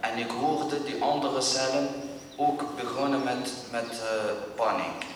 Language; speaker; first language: Dutch; non-native, learner; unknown